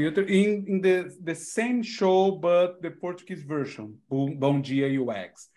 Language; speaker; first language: English; non-native, learner; Portuguese